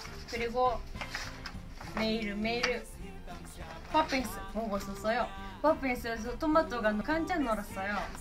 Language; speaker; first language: Korean; non-native, learner; Japanese